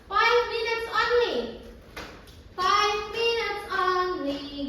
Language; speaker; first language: English; non-native, learner; Indonesian